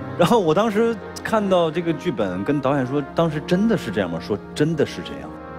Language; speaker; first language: Chinese; native; Chinese